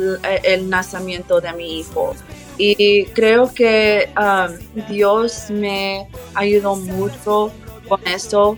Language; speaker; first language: Spanish; early bilingual, heritage; English